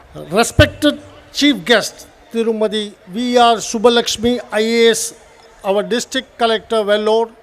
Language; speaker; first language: English; non-native, local second language; Tamil